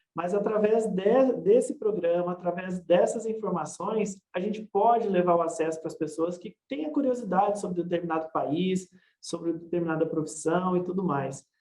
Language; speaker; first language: Portuguese; native; Portuguese